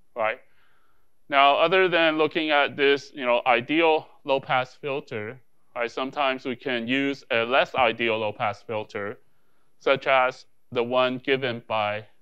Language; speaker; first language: English; non-native, fluent; Chinese